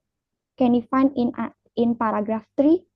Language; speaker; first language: English; non-native, fluent; Indonesian